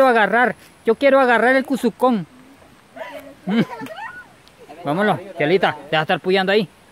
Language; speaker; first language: Spanish; native; Spanish